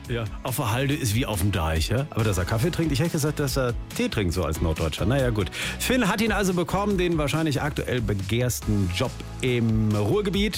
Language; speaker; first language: German; native; German